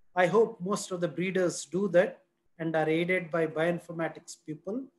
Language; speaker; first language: English; non-native, local second language; Telugu